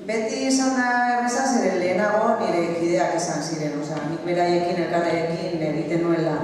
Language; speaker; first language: Basque; non-native, local second language; Spanish